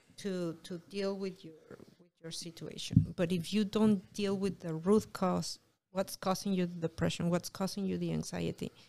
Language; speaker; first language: English; non-native, fluent; Spanish